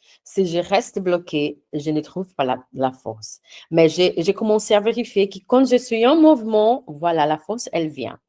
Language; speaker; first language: French; non-native, fluent; Portuguese